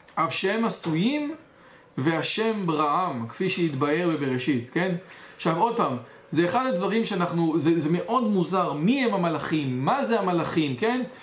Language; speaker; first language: Hebrew; native; Hebrew